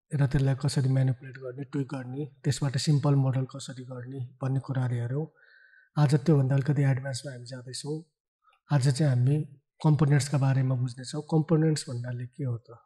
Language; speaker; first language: Nepali; native; Nepali